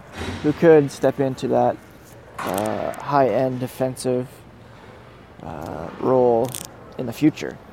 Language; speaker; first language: English; native; English